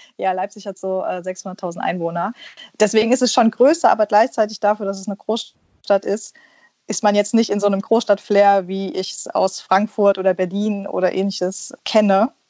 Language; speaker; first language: German; early bilingual, other home language; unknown